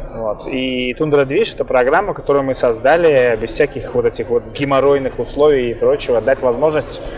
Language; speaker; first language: Russian; non-native, fluent; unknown